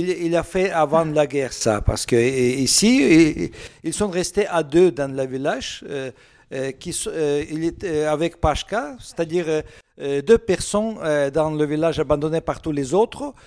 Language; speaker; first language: French; non-native, learner; Russian